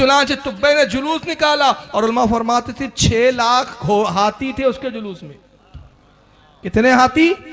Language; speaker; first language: Urdu; native; Urdu